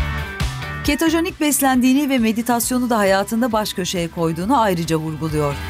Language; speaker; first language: Turkish; native; Turkish